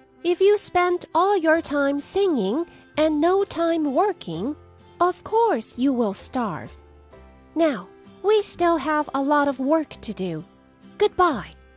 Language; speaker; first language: English; non-native, fluent; Chinese